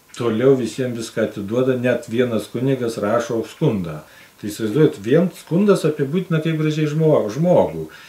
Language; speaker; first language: Lithuanian; native; Lithuanian